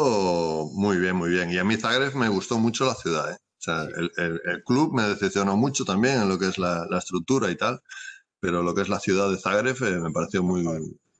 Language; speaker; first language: Spanish; native; Spanish